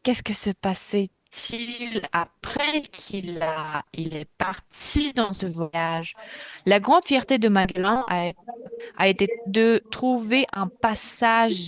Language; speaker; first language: French; non-native, fluent; Russian